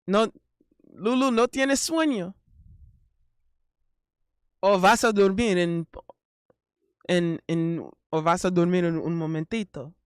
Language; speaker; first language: Spanish; non-native, learner; English